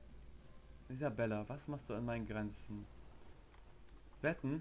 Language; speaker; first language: German; native; German